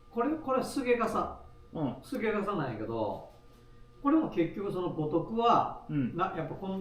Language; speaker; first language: Japanese; native; Japanese